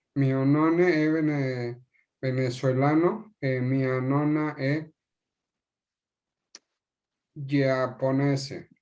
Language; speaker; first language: Italian; non-native, learner; Spanish